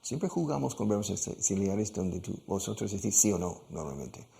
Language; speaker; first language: Spanish; non-native, fluent; English